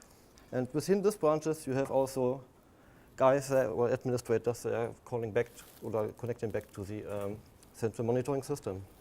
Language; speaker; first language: English; non-native, fluent; German